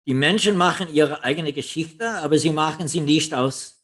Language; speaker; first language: German; non-native, learner; English